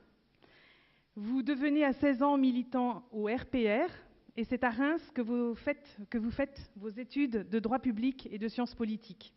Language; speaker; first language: French; native; French